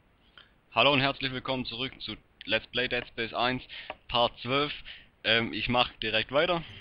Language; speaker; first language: German; native; German